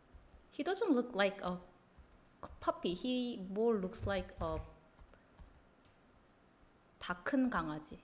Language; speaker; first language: English; non-native, fluent; Korean